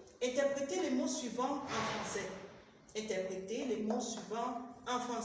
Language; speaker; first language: French; non-native, fluent; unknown